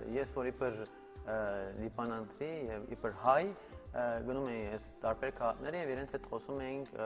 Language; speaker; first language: Armenian; early bilingual, heritage; Armenian